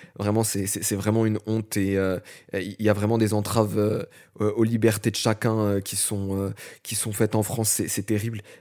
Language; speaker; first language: French; native; French